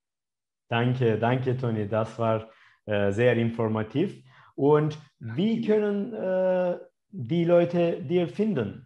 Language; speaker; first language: German; non-native, fluent; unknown